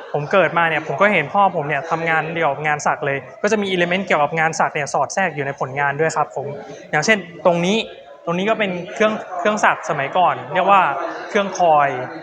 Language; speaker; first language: Thai; native; Thai